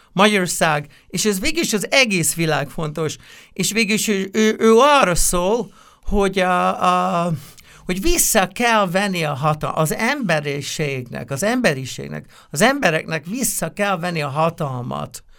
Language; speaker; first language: Hungarian; non-native, fluent; English